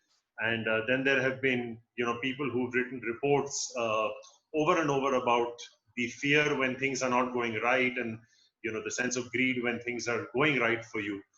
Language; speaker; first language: English; non-native, local second language; Hindi